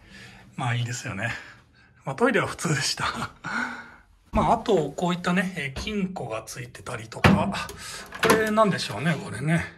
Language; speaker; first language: Japanese; native; Japanese